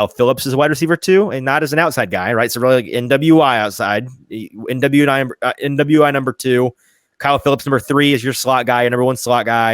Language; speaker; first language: English; native; English